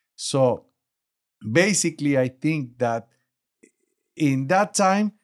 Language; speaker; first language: English; non-native, learner; Spanish